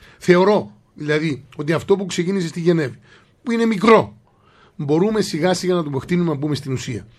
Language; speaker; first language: Greek; native; Greek